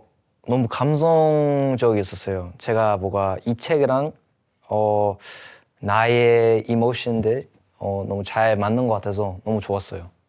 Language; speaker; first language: Korean; early bilingual, heritage; English